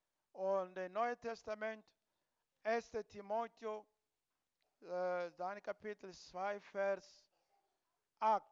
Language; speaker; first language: German; non-native, learner; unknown